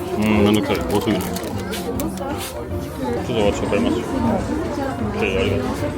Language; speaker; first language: Japanese; non-native, fluent; French